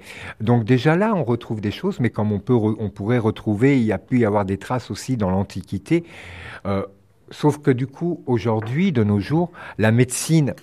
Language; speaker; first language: French; native; French